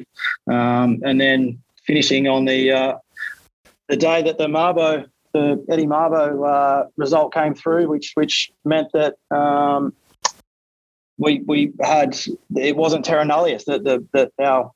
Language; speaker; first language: English; native; English